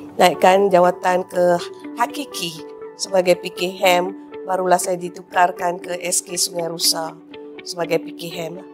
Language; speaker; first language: Malay; native; Malay